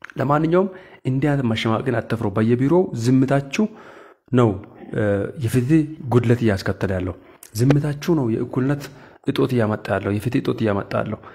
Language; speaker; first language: Amharic; non-native, local second language; Hadiyya